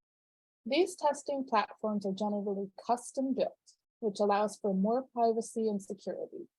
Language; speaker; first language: English; native; English